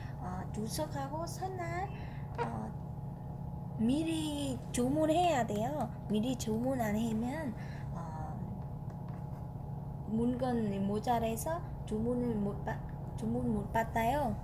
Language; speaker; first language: Korean; non-native, fluent; Vietnamese